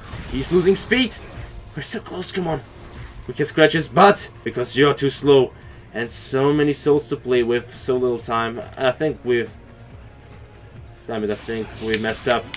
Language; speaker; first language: English; non-native, fluent; German